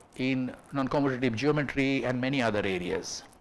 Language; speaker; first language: English; non-native, local second language; Bangla